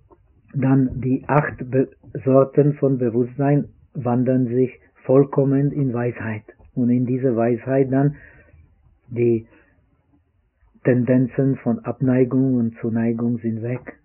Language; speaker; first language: German; non-native, fluent; Czech